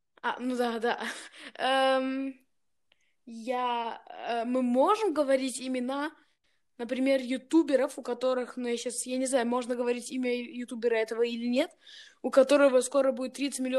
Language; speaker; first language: Russian; early bilingual, heritage; Russian